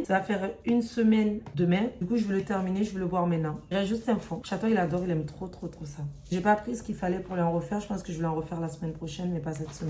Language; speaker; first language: French; native; French